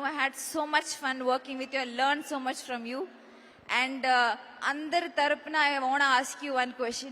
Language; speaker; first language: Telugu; non-native, learner; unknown